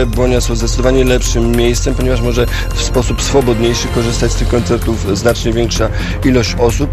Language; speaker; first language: Polish; native; Polish